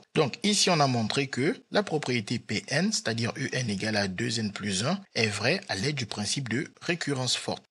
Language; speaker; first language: French; native; French